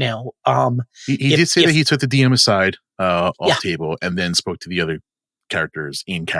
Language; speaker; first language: English; native; English